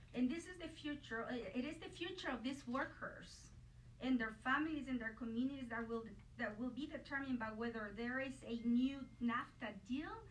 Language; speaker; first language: English; non-native, fluent; Spanish